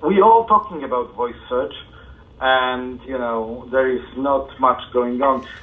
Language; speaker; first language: English; non-native, fluent; Polish